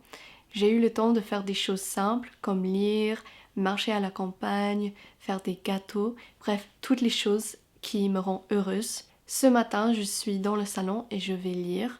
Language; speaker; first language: French; non-native, fluent; English